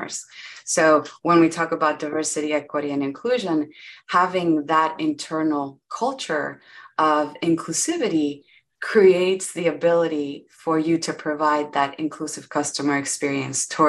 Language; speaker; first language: English; non-native, fluent; Spanish